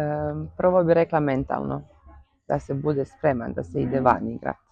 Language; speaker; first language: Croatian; early bilingual, heritage; Croatian